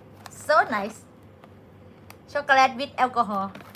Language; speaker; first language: English; non-native, learner; Thai